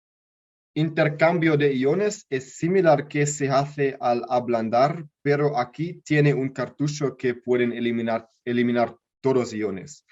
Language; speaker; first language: Spanish; non-native, learner; German